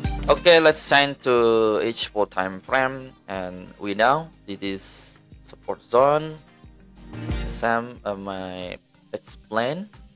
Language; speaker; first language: English; non-native, learner; Indonesian